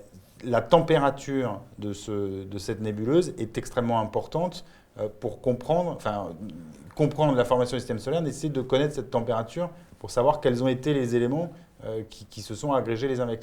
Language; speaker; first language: French; native; French